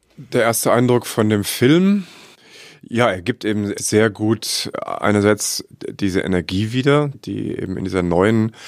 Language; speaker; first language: German; native; German